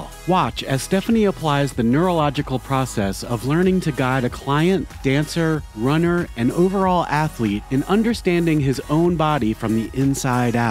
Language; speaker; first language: English; native; English